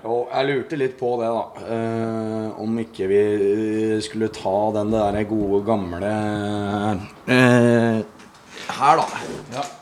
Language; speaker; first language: Norwegian; native; Norwegian